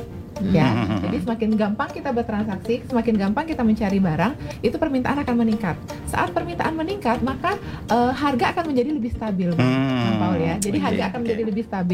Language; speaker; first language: Indonesian; native; Indonesian